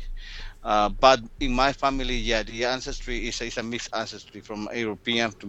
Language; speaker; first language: English; early bilingual, other home language; Spanish